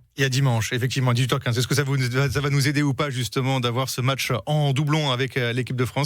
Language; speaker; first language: French; native; French